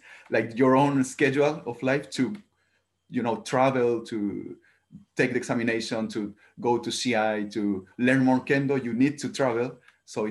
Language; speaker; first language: English; non-native, learner; Spanish